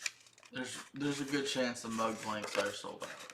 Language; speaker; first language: English; native; English